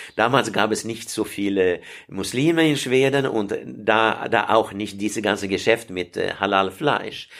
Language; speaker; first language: German; non-native, fluent; Swedish